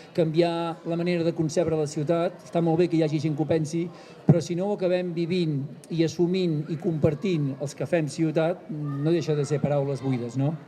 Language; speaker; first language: Catalan; native; Catalan